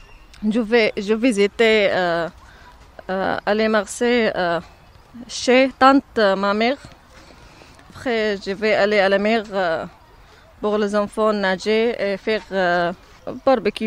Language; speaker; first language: French; non-native, learner; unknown